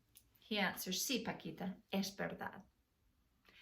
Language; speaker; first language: Spanish; non-native, fluent; English